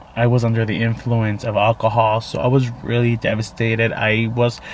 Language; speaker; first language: English; native; English